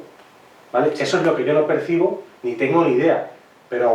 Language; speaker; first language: Spanish; native; Spanish